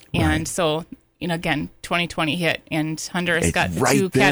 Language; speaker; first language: English; native; English